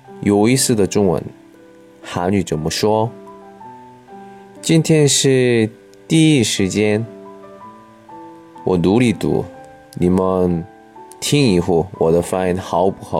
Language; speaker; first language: Chinese; non-native, learner; Korean